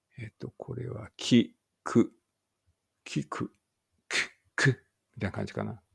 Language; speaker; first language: Japanese; native; Japanese